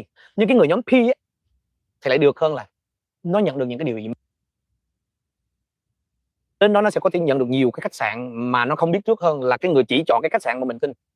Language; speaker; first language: Vietnamese; native; Vietnamese